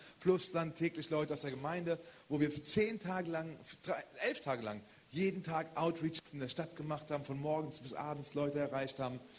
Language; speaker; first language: German; native; German